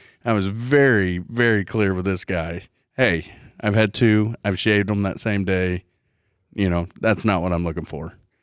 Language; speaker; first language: English; native; English